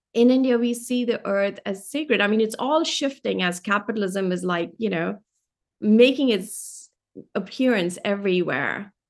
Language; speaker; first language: English; non-native, local second language; Hindi